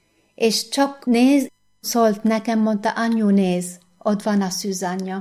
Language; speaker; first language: Hungarian; non-native, fluent; Arabic